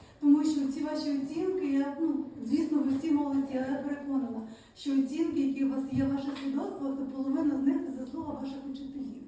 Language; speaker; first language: Ukrainian; native; Ukrainian